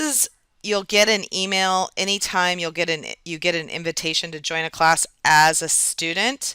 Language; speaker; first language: English; native; English